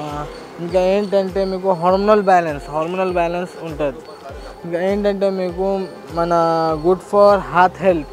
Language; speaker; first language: Telugu; non-native, local second language; Urdu